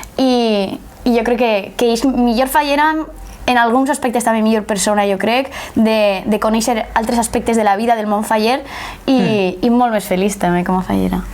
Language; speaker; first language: Catalan; native; Catalan